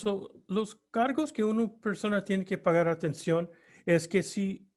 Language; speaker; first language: Spanish; early bilingual, heritage; Spanish